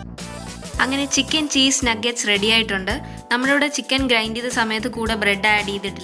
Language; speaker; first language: Malayalam; native; Malayalam